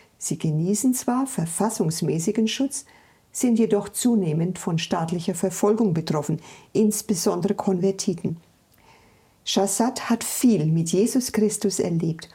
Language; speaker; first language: German; native; German